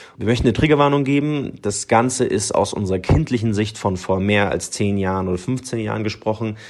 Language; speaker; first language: German; early bilingual, other home language; Arabic